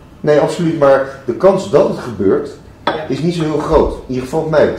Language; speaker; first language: Dutch; native; Dutch